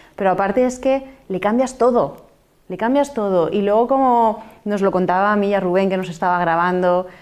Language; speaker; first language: Spanish; non-native, local second language; Catalan